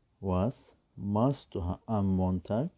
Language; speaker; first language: German; non-native, learner; Turkish